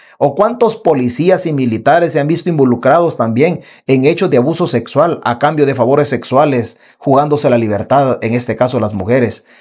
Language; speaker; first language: Spanish; native; Spanish